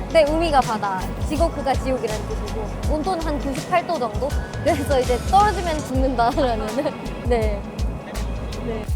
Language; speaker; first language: Korean; native; Korean